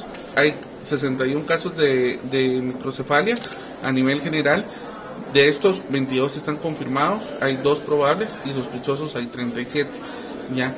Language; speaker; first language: Spanish; native; Spanish